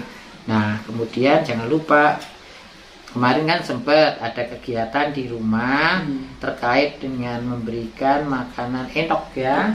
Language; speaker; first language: Indonesian; native; Indonesian